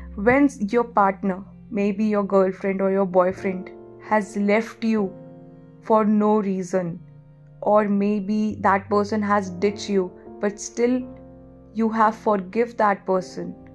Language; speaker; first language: English; non-native, local second language; Hindi